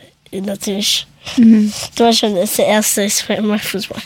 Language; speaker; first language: German; early bilingual, other home language; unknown